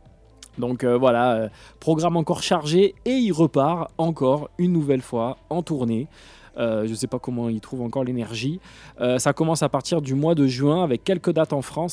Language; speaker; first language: French; native; French